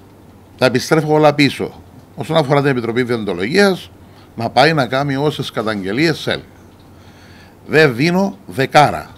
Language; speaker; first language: Greek; native; Greek